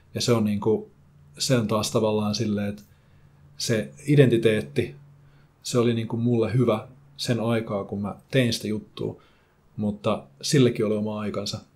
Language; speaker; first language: Finnish; native; Finnish